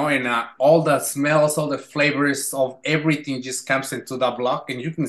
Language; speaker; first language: English; non-native, fluent; Spanish